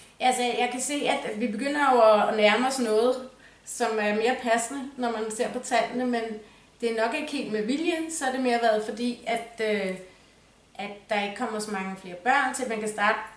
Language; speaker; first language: Danish; native; Danish